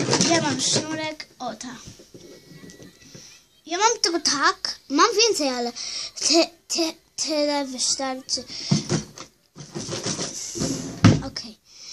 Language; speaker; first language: Polish; early bilingual, heritage; Polish